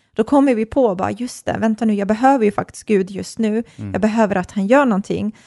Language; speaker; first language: Swedish; early bilingual, other home language; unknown